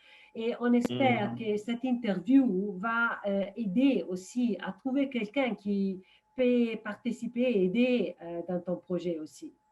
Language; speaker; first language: French; non-native, fluent; Italian